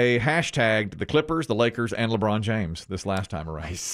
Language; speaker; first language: English; native; English